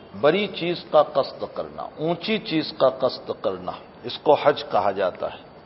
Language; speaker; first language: Urdu; native; Urdu